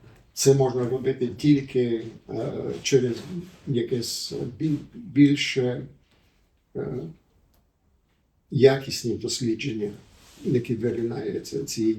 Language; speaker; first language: Ukrainian; early bilingual, heritage; Ukrainian